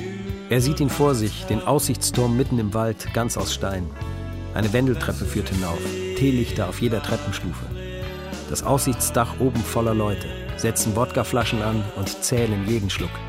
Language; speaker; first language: German; native; German